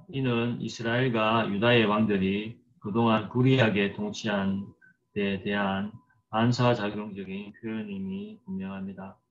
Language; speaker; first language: Korean; native; Korean